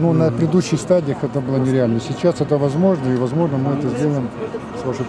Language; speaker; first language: Russian; native; Russian